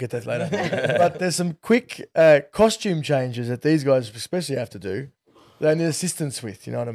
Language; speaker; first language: English; native; English